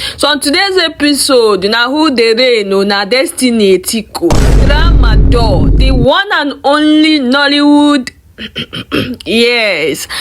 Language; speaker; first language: Nigerian Pidgin; non-native, local second language; Igbo